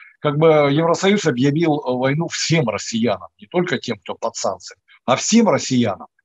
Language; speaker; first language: Russian; native; Russian